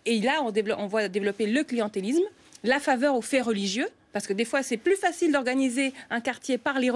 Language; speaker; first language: French; native; French